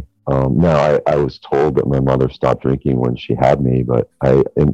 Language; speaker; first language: English; native; English